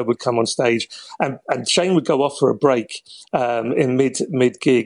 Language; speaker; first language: English; native; English